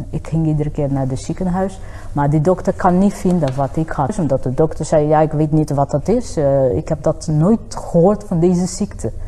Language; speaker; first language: Dutch; non-native, fluent; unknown